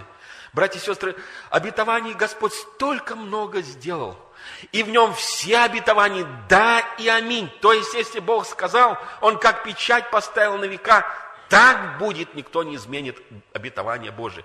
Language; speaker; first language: Russian; native; Russian